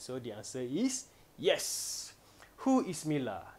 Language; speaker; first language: English; non-native, local second language; Malay